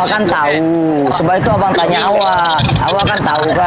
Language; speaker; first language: Malay; native; Malay